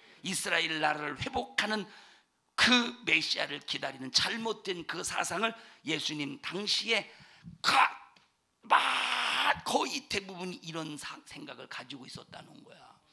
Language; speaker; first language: Korean; native; Korean